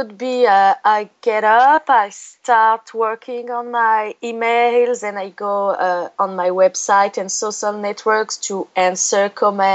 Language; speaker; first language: English; non-native, fluent; French